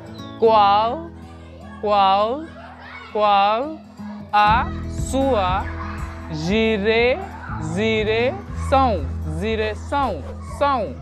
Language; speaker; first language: Portuguese; non-native, learner; Hindi